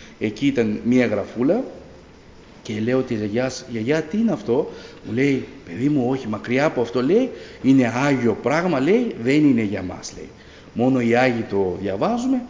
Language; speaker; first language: Greek; early bilingual, other home language; Albanian